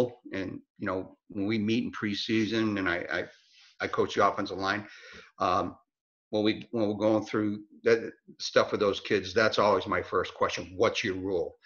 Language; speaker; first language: English; native; English